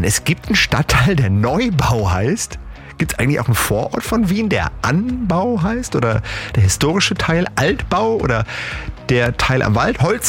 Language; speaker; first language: German; native; German